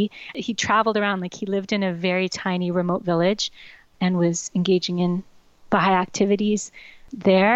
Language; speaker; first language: English; native; English